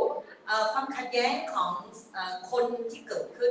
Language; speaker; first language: Thai; native; Thai